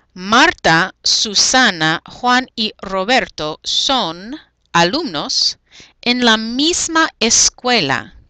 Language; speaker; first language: Spanish; non-native, fluent; English